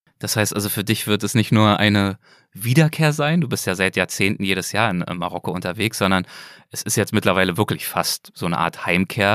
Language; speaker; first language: German; native; German